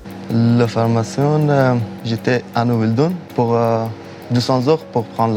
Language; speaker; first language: French; non-native, learner; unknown